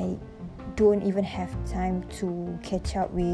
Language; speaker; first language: English; non-native, local second language; Malay